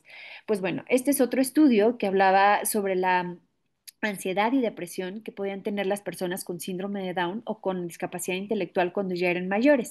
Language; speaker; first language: Spanish; native; Spanish